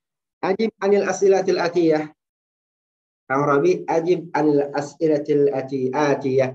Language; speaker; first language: Arabic; non-native, fluent; Indonesian